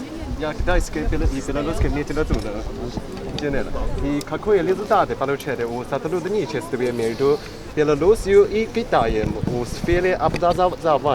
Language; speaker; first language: Russian; non-native, learner; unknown